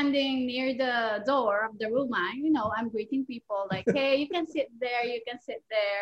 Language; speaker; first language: English; non-native, local second language; Filipino